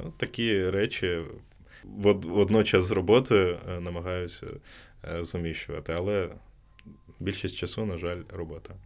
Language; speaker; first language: Ukrainian; non-native, local second language; Crimean Tatar